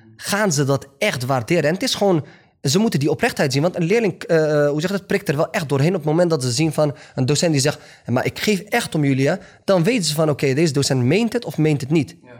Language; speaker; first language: Dutch; early bilingual, other home language; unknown